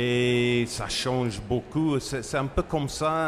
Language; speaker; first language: French; non-native, fluent; English